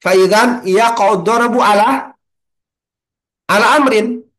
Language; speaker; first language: Arabic; non-native, fluent; Indonesian